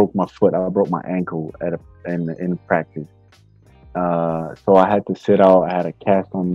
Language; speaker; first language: English; non-native, fluent; Bulgarian